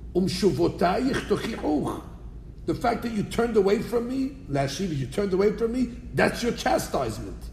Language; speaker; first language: English; native; English